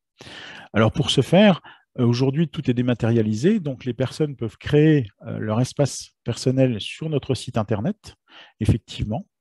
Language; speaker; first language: French; native; French